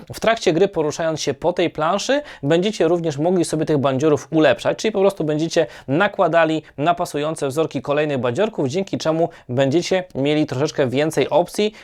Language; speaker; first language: Polish; native; Polish